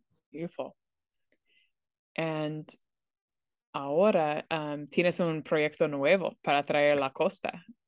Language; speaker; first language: Spanish; non-native, learner; English